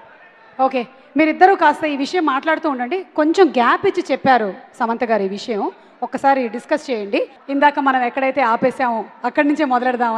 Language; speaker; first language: Telugu; native; Telugu